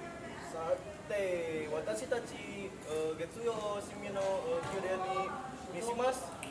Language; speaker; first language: Japanese; non-native, learner; Indonesian